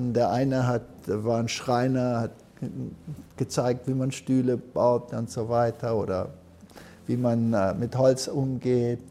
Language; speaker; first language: German; early bilingual, heritage; German